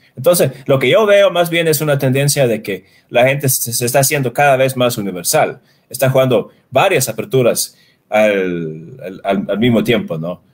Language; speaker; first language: Spanish; non-native, fluent; Swedish